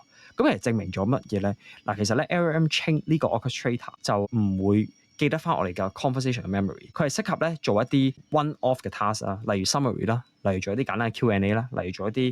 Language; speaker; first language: Cantonese; native; Cantonese